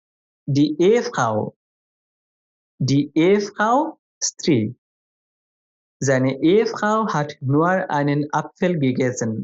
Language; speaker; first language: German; non-native, fluent; Bangla